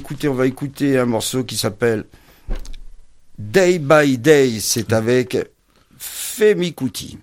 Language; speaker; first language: French; native; French